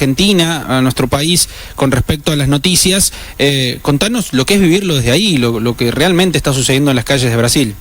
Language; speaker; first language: Spanish; native; Spanish